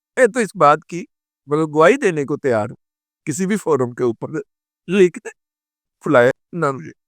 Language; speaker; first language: Urdu; non-native, local second language; Punjabi